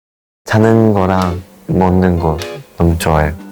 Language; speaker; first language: Korean; non-native, fluent; Japanese